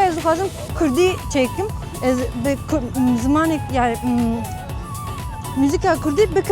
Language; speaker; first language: Kurdish; non-native, local second language; Turkish